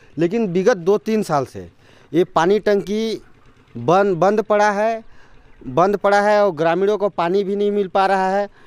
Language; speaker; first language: Hindi; native; Hindi